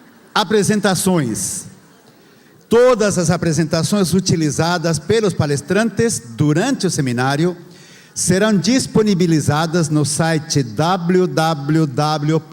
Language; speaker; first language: Portuguese; non-native, fluent; Spanish